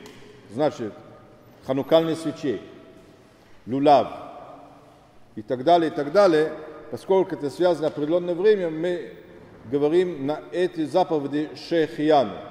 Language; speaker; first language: Russian; non-native, fluent; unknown